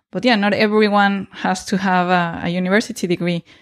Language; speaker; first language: English; non-native, fluent; Spanish